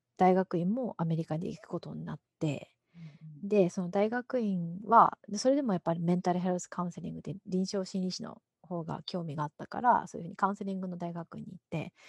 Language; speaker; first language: Japanese; native; Japanese